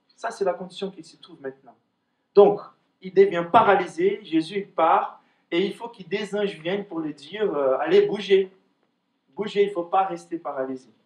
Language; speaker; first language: French; non-native, fluent; Portuguese